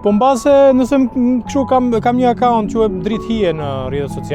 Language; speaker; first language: Albanian; native; Albanian